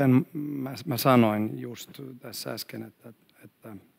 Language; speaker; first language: Finnish; non-native, fluent; Swedish